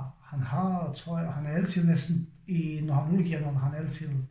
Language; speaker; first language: Danish; non-native, fluent; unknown